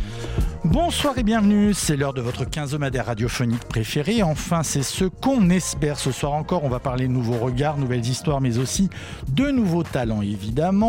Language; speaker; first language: French; native; French